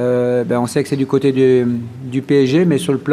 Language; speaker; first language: French; native; French